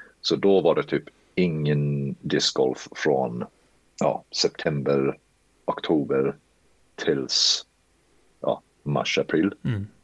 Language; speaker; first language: Swedish; early bilingual, heritage; Swedish